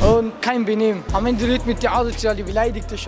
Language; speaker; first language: German; early bilingual, other home language; Arabic